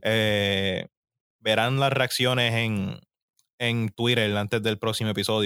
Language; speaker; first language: Spanish; early bilingual, heritage; Spanish